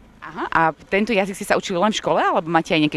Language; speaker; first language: Slovak; native; Slovak